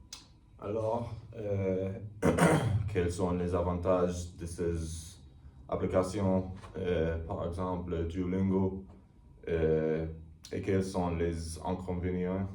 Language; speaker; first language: French; non-native, learner; English